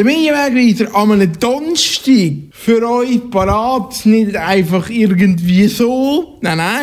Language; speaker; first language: German; native; German